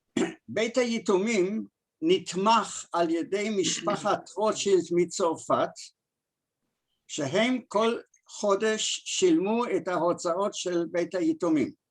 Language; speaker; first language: Hebrew; early bilingual, other home language; German